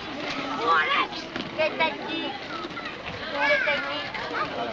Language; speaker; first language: French; non-native, fluent; Persian